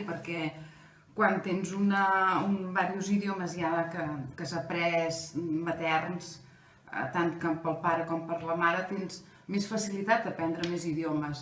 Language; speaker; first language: Catalan; non-native, fluent; German